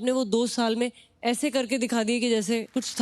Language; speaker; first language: Hindi; native; Hindi